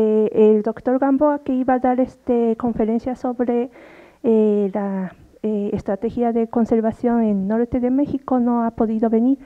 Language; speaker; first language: Spanish; non-native, fluent; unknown